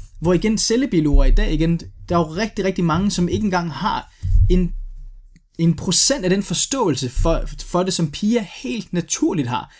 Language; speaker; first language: Danish; native; Danish